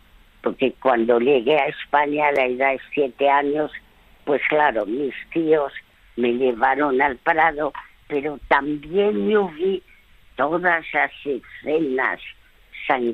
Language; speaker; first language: Spanish; early bilingual, other home language; French